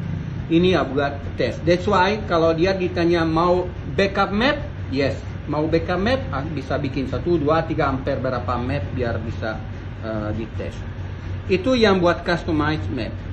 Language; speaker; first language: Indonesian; non-native, learner; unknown